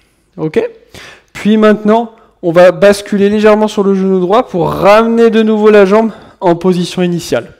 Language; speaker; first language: French; native; French